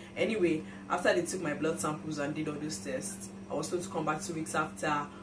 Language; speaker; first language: English; non-native, local second language; Yoruba